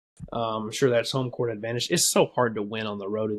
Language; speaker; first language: English; native; English